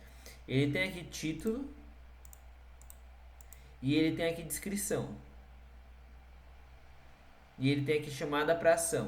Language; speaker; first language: Portuguese; native; Portuguese